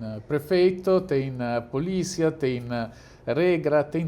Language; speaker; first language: Portuguese; non-native, fluent; Italian